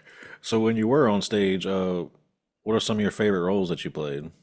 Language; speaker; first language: English; native; English